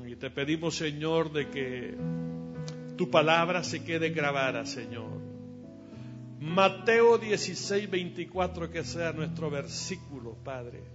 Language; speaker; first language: Spanish; native; Spanish